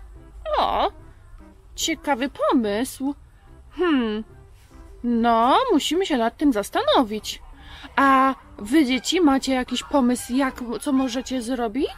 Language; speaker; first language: Polish; native; Polish